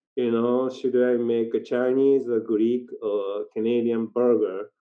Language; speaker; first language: English; non-native, learner; Japanese